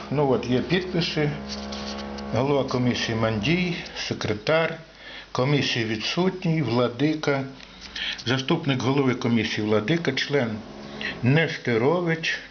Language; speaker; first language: Ukrainian; native; Ukrainian